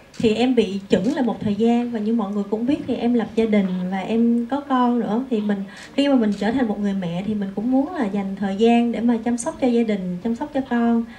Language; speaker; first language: Vietnamese; native; Vietnamese